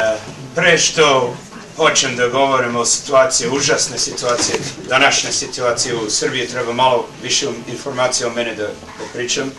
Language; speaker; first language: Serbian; early bilingual, heritage; Serbian